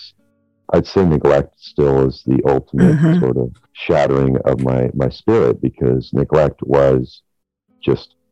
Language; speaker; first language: English; native; English